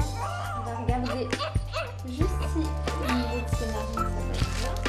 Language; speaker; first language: French; native; French